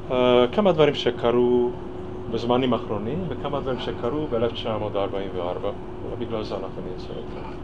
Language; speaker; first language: Hebrew; non-native, fluent; Hungarian